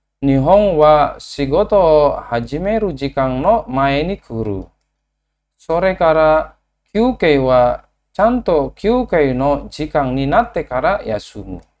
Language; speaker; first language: Japanese; non-native, learner; Indonesian